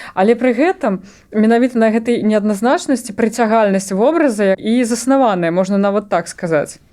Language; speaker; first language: Belarusian; non-native, local second language; Russian